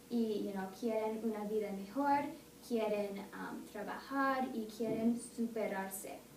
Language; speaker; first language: Spanish; non-native, learner; English